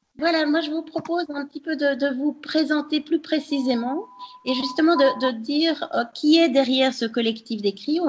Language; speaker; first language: French; native; French